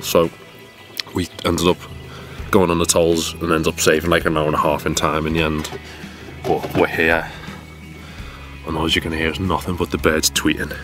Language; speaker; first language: English; native; English